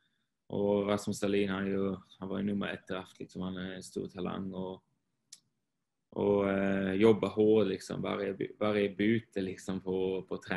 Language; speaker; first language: Swedish; non-native, fluent; Swiss German